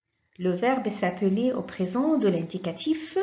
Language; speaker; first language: French; non-native, fluent; Arabic